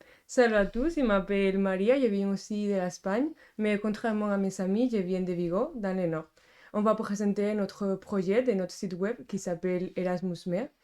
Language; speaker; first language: French; non-native, fluent; Spanish